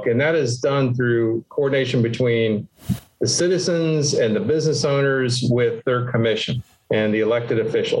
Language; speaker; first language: English; native; English